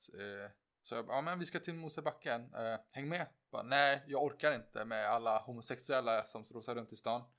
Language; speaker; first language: Swedish; early bilingual, other home language; Turkish